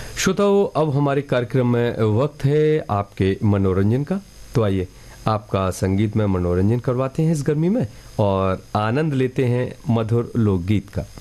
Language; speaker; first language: Hindi; native; Hindi